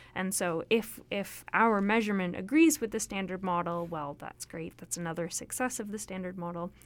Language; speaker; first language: English; native; English